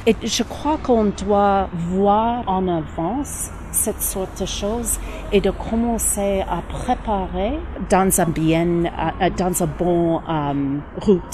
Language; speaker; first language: French; non-native, learner; English